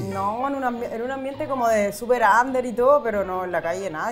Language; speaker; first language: Spanish; native; Spanish